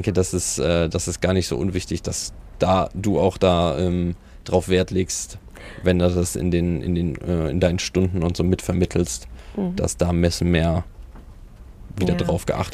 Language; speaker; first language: German; native; German